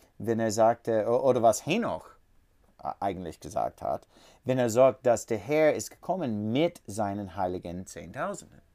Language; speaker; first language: German; non-native, learner; English